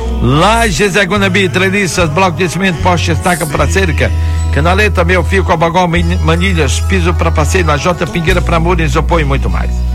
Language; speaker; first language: Portuguese; native; Portuguese